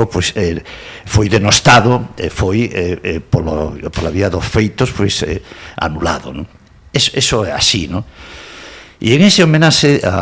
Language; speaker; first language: Galician; non-native, local second language; Spanish